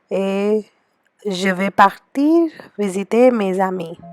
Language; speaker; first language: French; non-native, fluent; Hindi